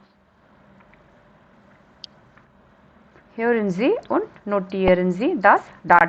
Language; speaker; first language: German; non-native, fluent; Hindi